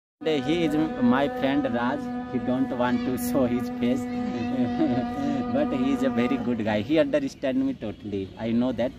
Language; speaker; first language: English; non-native, learner; Hindi